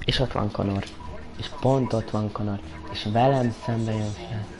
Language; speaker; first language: Hungarian; native; Hungarian